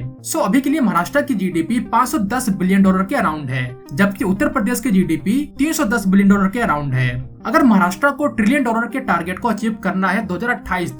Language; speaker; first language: Hindi; native; Hindi